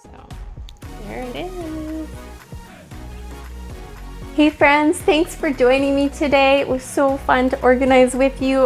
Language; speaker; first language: English; native; English